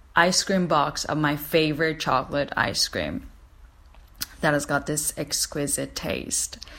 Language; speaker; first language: English; non-native, fluent; Persian